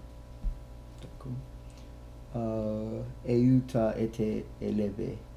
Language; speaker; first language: French; non-native, learner; English